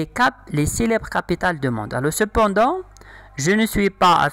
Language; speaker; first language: French; non-native, local second language; Arabic